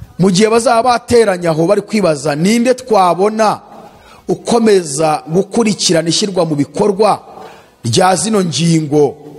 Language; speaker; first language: Kinyarwanda; native; Kinyarwanda